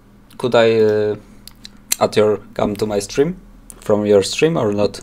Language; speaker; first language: English; non-native, learner; Polish